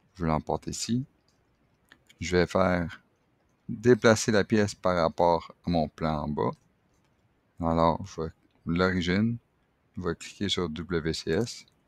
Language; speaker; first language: French; native; French